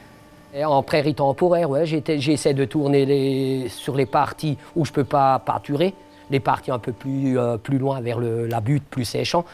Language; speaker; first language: French; native; French